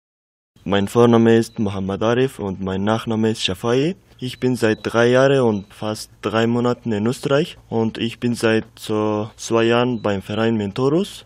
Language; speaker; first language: German; non-native, learner; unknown